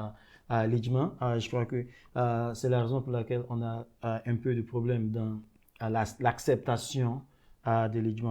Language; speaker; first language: French; non-native, fluent; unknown